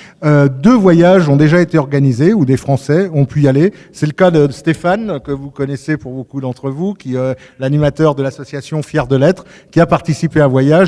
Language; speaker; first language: French; native; French